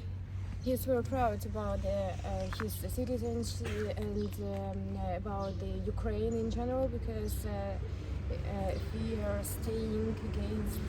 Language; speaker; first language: English; non-native, learner; Ukrainian